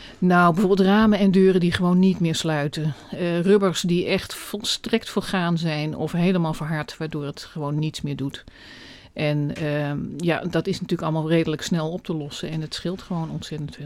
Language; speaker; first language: Dutch; native; Dutch